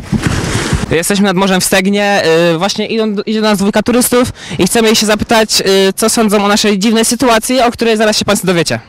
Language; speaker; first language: Polish; native; Polish